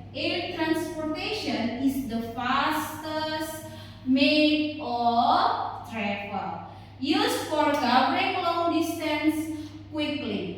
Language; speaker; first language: English; non-native, learner; Indonesian